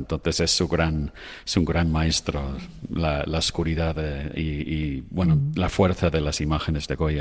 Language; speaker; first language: Spanish; non-native, fluent; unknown